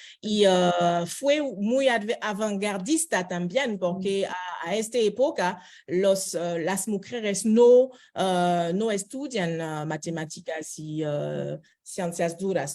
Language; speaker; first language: Spanish; non-native, fluent; French